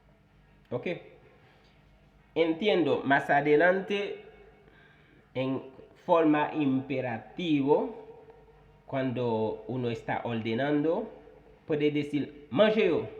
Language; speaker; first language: Spanish; non-native, fluent; Haitian Creole